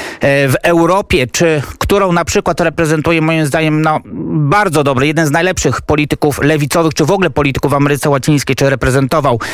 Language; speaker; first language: Polish; native; Polish